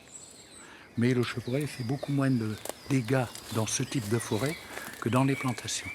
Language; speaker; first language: French; native; French